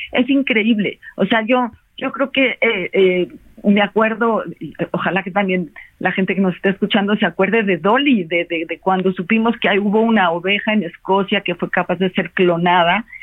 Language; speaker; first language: Spanish; native; Spanish